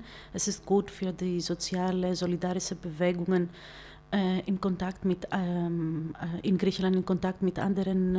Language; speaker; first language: German; non-native, fluent; Greek